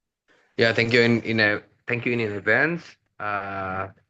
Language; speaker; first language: English; non-native, learner; Indonesian